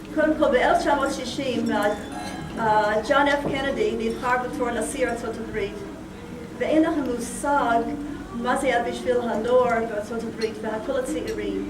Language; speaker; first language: Hebrew; non-native, fluent; English